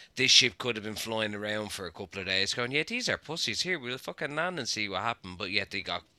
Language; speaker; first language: English; native; English